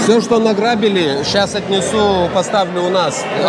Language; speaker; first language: Russian; non-native, local second language; Lithuanian